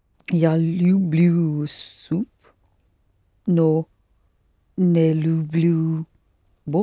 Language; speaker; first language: Russian; non-native, learner; English